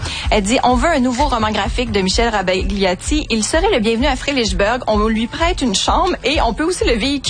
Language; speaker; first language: French; native; French